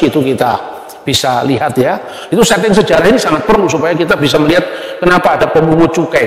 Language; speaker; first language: Indonesian; native; Indonesian